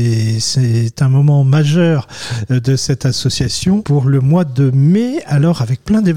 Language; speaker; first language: French; native; French